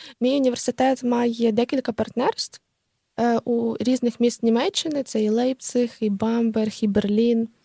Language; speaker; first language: Ukrainian; native; Ukrainian